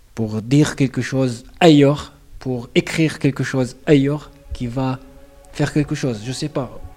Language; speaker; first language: French; non-native, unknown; Arabic